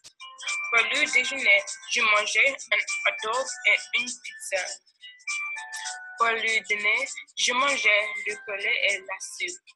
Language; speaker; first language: French; non-native, learner; English